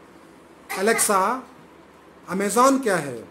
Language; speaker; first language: Hindi; native; Hindi